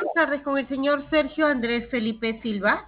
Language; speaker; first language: Spanish; native; Spanish